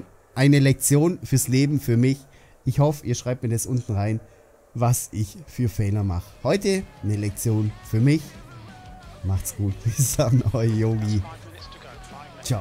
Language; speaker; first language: German; native; German